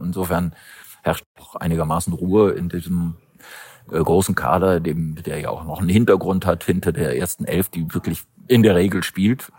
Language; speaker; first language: German; native; German